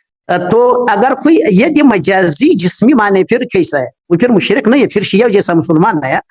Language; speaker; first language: Hindi; non-native, learner; Pashto